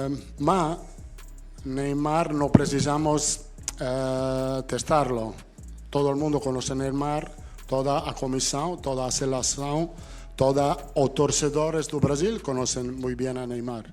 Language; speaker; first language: Portuguese; non-native, fluent; Italian